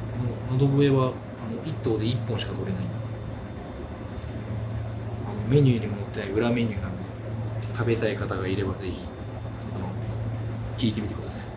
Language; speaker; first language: Japanese; native; Japanese